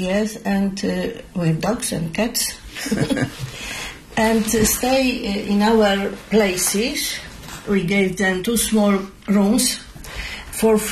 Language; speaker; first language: English; non-native, learner; Polish